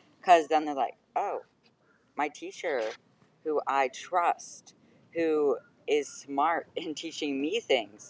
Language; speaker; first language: English; native; English